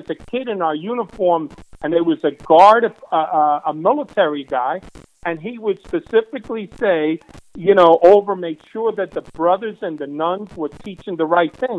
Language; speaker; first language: English; early bilingual, other home language; Spanish